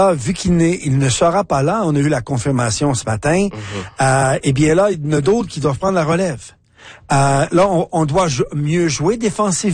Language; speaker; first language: French; native; French